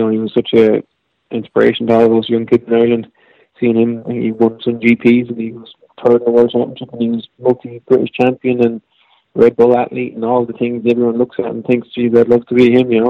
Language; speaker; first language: English; native; English